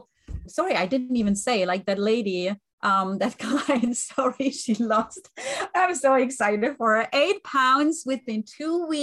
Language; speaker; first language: English; non-native, fluent; German